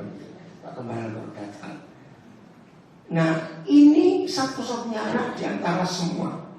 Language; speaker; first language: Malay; non-native, local second language; Javanese